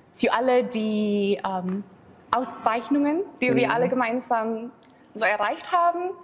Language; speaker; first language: German; non-native, fluent; Indonesian